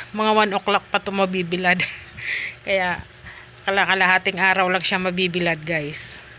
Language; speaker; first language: Filipino; non-native, local second language; Bikol